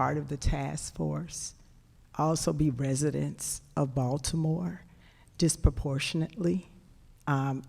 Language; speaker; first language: English; native; English